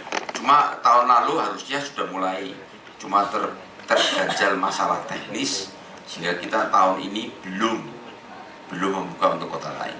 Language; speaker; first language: Indonesian; native; Indonesian